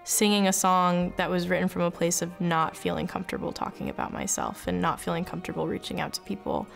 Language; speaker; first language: English; native; English